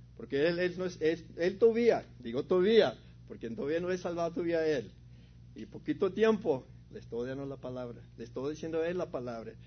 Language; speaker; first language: Spanish; early bilingual, heritage; Spanish